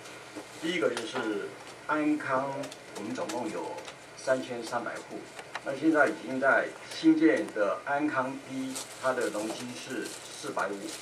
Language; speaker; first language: Chinese; native; Chinese